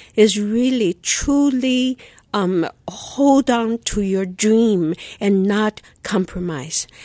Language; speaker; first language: English; non-native, fluent; Chinese